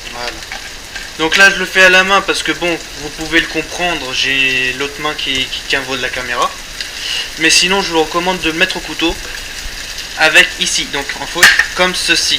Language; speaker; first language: French; native; French